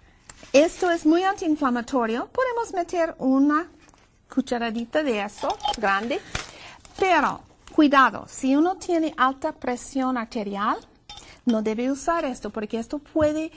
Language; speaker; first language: Spanish; non-native, fluent; English